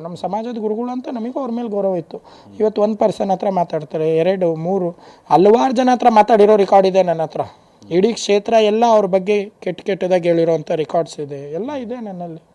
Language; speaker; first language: Kannada; non-native, local second language; Lambadi